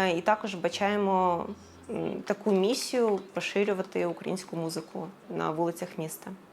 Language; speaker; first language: Ukrainian; native; Ukrainian